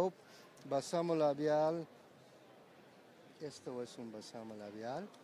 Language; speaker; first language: Spanish; non-native, learner; English